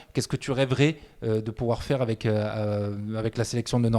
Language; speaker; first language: French; native; French